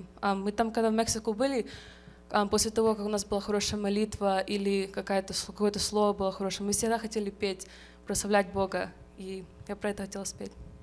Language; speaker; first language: Russian; early bilingual, heritage; Russian